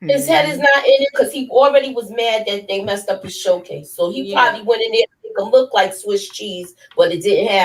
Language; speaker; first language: English; native; English